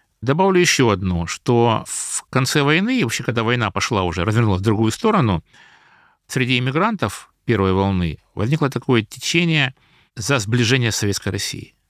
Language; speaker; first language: Russian; native; Russian